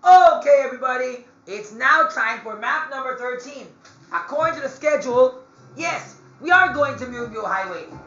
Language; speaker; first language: English; non-native, local second language; Filipino